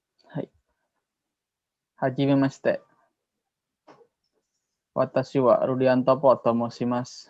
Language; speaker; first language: Japanese; non-native, learner; Indonesian